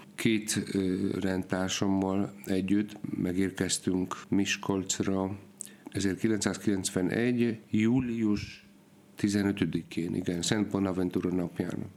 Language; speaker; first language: Hungarian; non-native, fluent; Polish